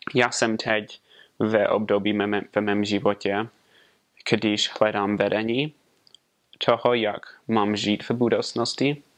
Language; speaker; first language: Czech; non-native, fluent; English